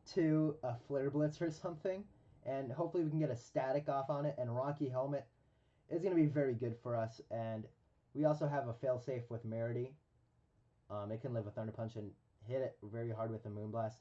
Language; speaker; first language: English; native; English